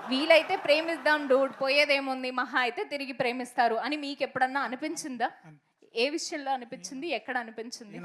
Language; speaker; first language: Telugu; native; Telugu